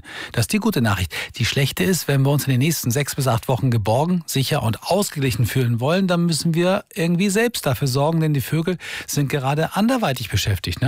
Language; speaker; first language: German; native; German